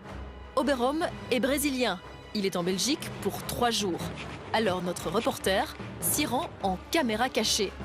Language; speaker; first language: French; native; French